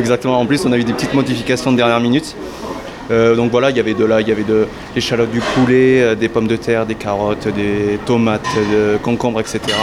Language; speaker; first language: French; native; French